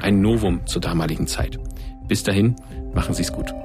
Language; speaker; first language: German; native; German